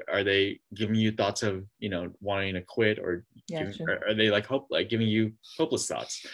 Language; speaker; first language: English; native; English